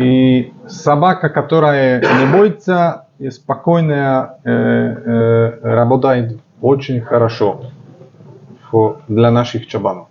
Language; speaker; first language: Russian; non-native, learner; Slovak